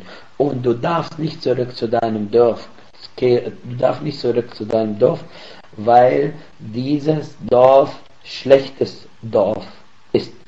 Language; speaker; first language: German; non-native, fluent; Arabic